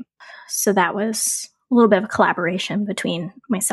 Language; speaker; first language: English; native; English